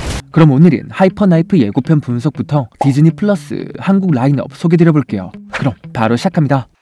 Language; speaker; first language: Korean; native; Korean